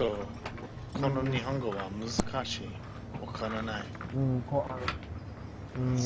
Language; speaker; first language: Japanese; non-native, learner; English